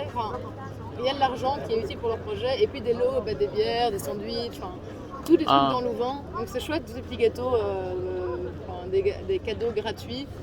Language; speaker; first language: French; native; French